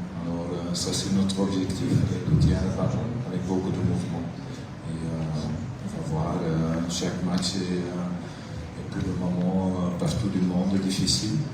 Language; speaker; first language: French; non-native, fluent; Dutch